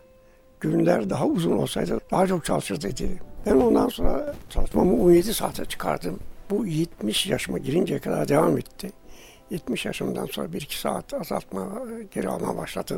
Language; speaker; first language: Turkish; native; Turkish